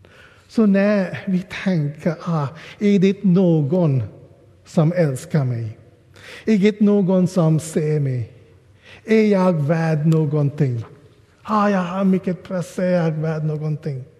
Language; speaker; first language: Swedish; non-native, fluent; English